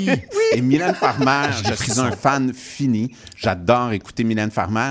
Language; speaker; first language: French; native; French